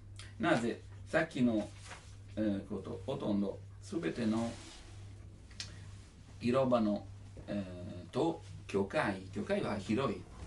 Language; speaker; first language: Japanese; non-native, learner; Italian